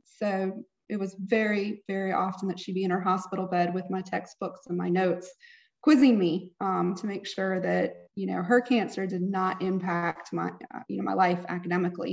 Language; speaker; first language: English; native; English